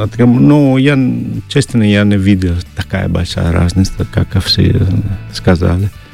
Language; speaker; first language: Russian; non-native, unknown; Italian